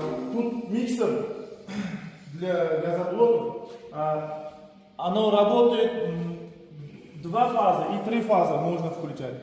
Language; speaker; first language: Russian; non-native, fluent; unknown